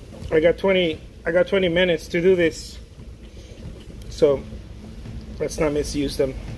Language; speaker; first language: English; non-native, fluent; Spanish